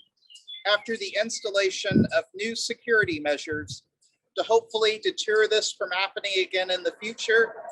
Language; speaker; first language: English; native; English